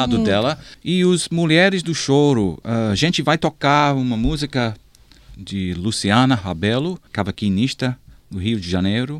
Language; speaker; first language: Portuguese; non-native, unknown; English